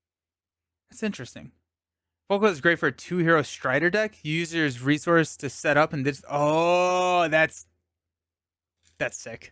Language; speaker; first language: English; native; English